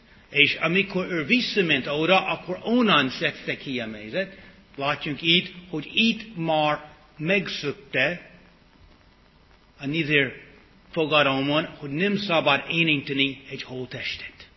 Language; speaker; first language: Hungarian; early bilingual, heritage; English